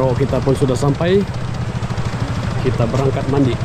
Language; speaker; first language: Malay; non-native, local second language; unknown